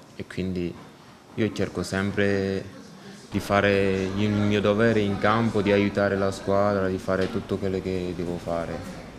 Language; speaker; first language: Italian; non-native, fluent; Wolof